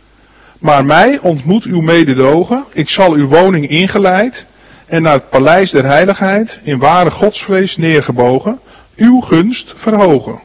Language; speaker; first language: Dutch; native; Dutch